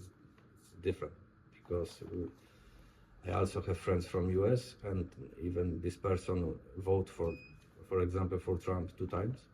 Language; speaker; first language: English; non-native, learner; Polish